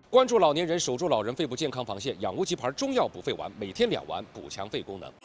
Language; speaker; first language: Chinese; native; Chinese